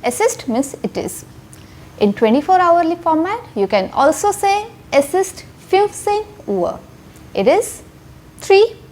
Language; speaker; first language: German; non-native, fluent; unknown